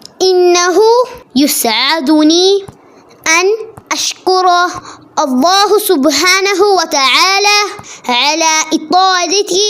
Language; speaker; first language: Arabic; non-native, learner; Malayalam